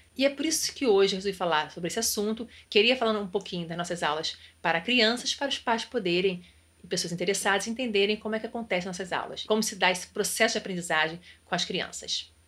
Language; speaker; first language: Portuguese; native; Portuguese